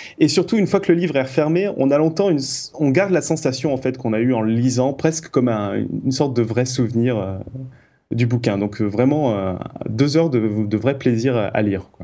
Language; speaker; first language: French; native; French